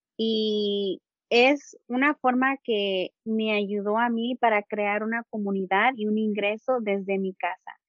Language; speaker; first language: Spanish; early bilingual, heritage; Spanish